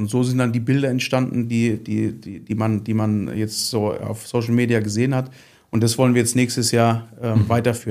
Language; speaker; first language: German; native; German